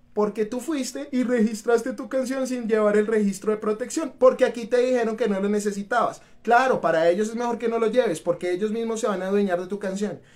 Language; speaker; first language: Spanish; native; Spanish